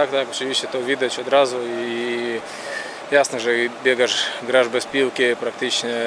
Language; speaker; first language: Polish; non-native, fluent; Latvian